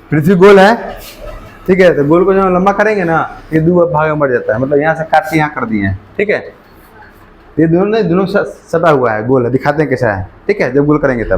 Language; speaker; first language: Hindi; native; Hindi